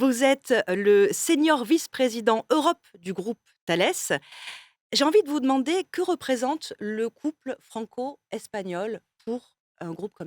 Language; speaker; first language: French; native; French